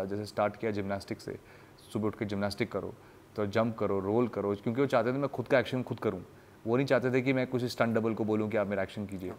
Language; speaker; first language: Hindi; native; Hindi